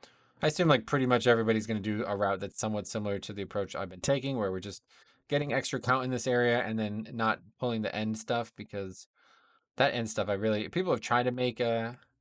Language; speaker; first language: English; native; English